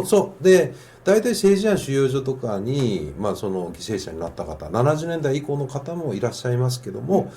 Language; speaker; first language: Japanese; native; Japanese